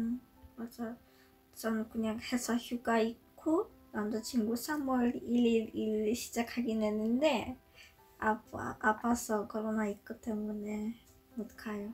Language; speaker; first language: Korean; non-native, learner; Polish